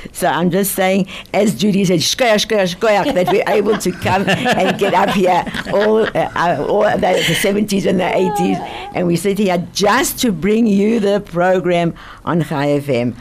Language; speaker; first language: English; native; English